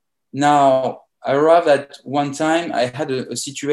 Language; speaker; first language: English; non-native, fluent; French